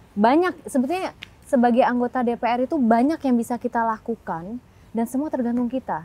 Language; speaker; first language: Indonesian; native; Indonesian